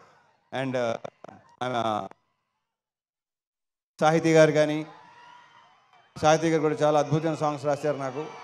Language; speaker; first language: Telugu; native; Telugu